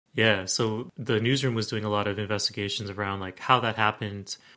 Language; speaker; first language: English; native; English